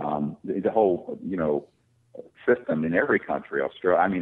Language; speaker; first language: English; native; English